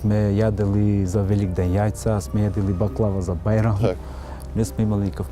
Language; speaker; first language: Macedonian; non-native, local second language; Albanian